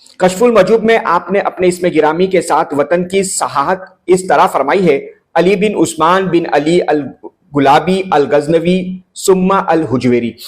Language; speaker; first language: Urdu; native; Urdu